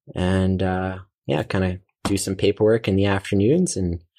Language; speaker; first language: English; native; English